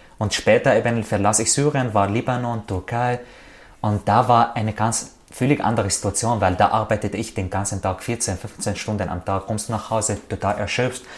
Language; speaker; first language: German; non-native, fluent; Arabic